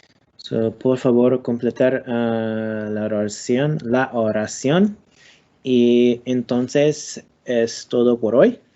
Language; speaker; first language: Spanish; non-native, learner; English